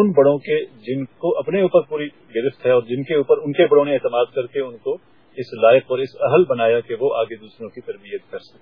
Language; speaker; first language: Urdu; native; Urdu